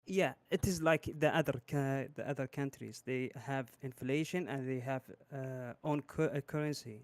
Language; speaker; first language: English; non-native, learner; Arabic